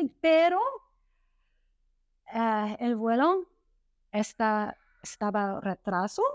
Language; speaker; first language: Spanish; non-native, learner; English